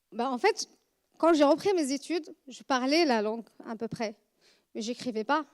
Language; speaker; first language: French; non-native, fluent; Arabic